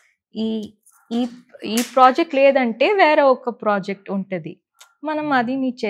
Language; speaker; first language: Telugu; non-native, learner; Tamil